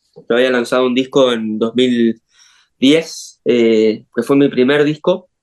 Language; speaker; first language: Spanish; native; Spanish